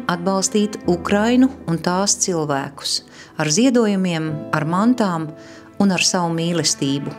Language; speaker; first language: Latvian; native; Latvian